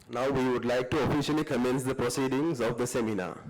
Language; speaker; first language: English; non-native, local second language; Sinhala